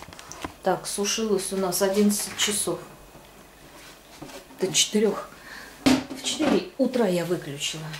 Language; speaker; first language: Russian; native; Russian